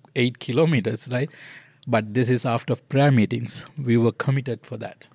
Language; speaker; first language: English; non-native, local second language; Sinhala